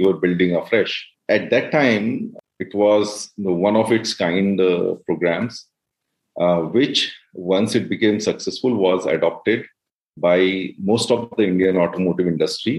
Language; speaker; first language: English; non-native, local second language; Hindi